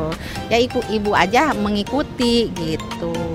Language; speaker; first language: Indonesian; non-native, local second language; Sundanese